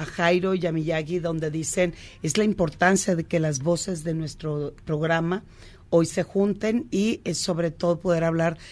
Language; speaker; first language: Spanish; native; Spanish